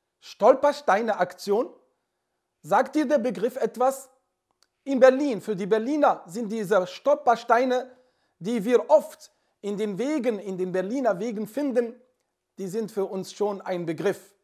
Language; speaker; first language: German; non-native, fluent; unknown